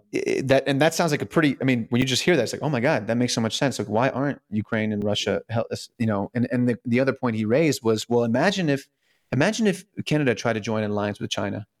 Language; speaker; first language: English; early bilingual, other home language; Russian